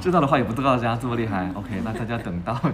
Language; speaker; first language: Chinese; non-native, fluent; Thai